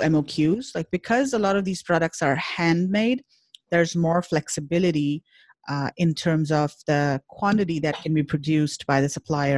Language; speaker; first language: English; non-native, local second language; Hindi